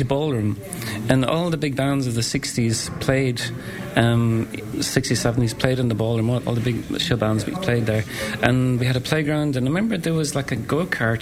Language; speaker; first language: English; native; English